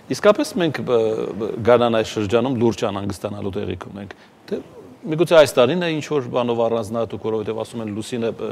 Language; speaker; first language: Armenian; native; Armenian